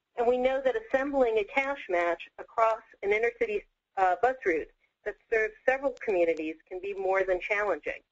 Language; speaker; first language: English; native; English